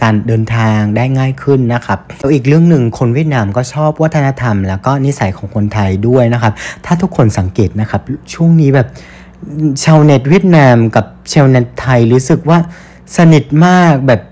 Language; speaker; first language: Thai; non-native, fluent; Vietnamese